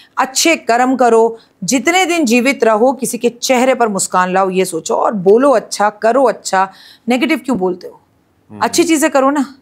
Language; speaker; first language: Hindi; native; Hindi